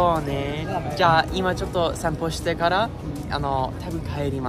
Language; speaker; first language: Japanese; non-native, learner; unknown